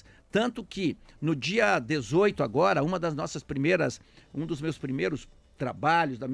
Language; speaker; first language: Portuguese; native; Portuguese